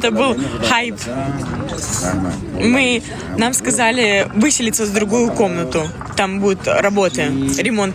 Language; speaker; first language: Russian; non-native, local second language; Uzbek